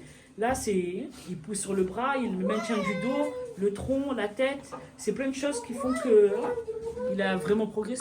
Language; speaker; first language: French; native; French